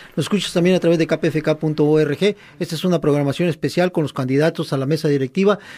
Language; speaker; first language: Spanish; native; Spanish